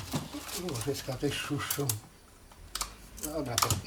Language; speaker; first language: Polish; native; Polish